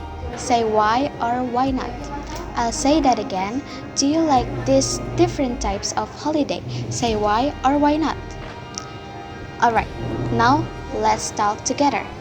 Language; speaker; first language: English; non-native, learner; Indonesian